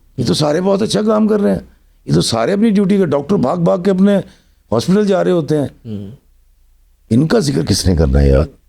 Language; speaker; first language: Urdu; non-native, local second language; Punjabi